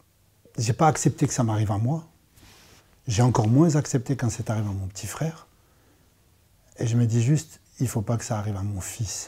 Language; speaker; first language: French; native; French